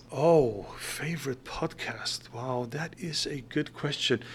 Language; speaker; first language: English; non-native, fluent; Faroese